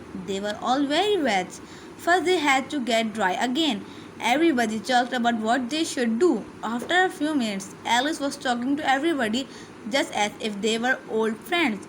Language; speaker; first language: English; non-native, local second language; Urdu